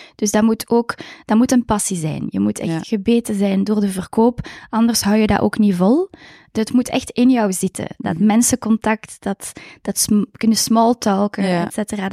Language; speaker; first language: Dutch; native; Dutch